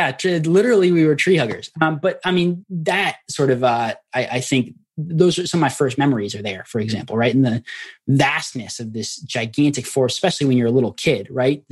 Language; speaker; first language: English; native; English